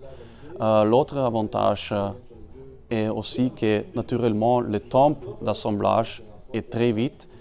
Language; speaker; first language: French; non-native, fluent; German